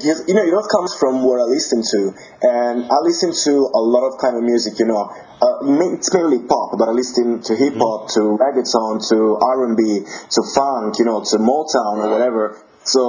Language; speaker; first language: English; non-native, fluent; Italian